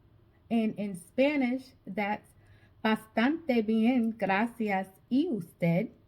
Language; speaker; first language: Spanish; non-native, learner; English